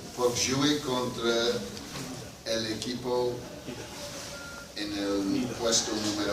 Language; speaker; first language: Spanish; non-native, fluent; English